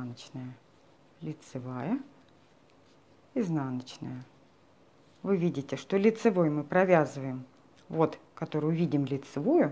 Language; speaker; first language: Russian; native; Russian